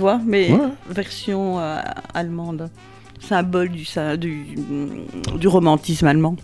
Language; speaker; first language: French; native; French